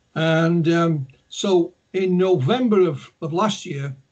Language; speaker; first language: English; native; English